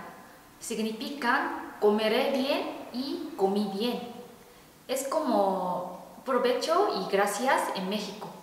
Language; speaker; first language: Spanish; non-native, fluent; Korean